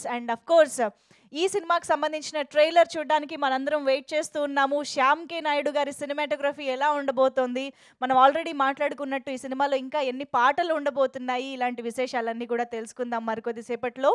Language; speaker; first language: Telugu; native; Telugu